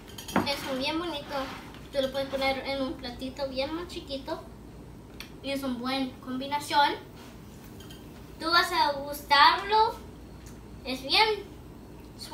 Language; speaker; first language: Spanish; early bilingual, heritage; Spanish